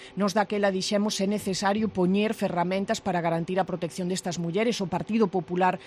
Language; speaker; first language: Galician; native; Galician